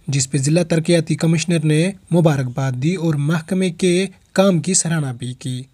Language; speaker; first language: Urdu; non-native, local second language; Kashmiri